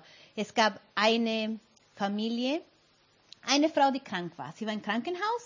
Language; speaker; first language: German; non-native, fluent; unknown